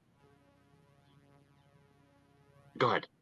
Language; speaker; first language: English; native; English